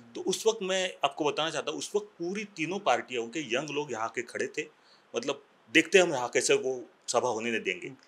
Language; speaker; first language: Hindi; non-native, local second language; Marathi